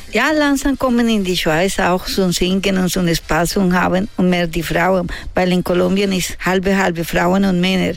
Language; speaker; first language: German; non-native, learner; Spanish